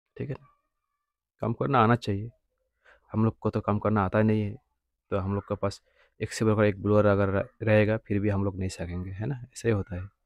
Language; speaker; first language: Hindi; non-native, local second language; Bangla